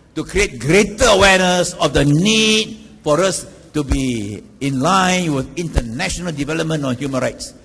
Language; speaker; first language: English; non-native, local second language; Chinese